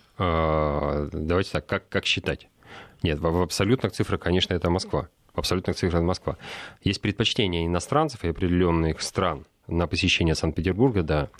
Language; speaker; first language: Russian; native; Russian